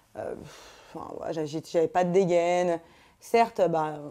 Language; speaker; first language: French; native; French